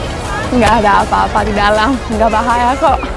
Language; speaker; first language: Indonesian; non-native, fluent; Romanian